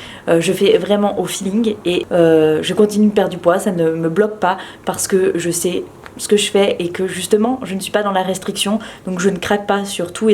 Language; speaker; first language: French; native; French